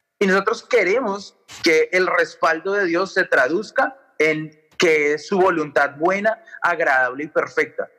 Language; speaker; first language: Spanish; native; Spanish